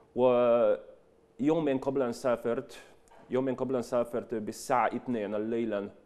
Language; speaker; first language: Arabic; non-native, fluent; Hungarian